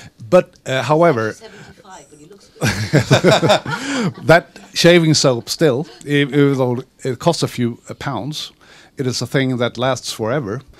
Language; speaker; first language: English; non-native, fluent; Swedish